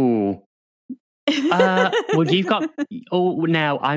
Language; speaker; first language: English; native; English